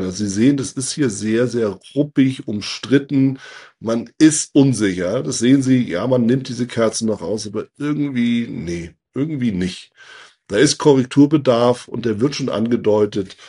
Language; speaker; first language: German; native; German